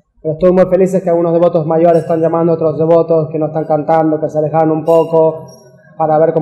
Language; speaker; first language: Spanish; native; Spanish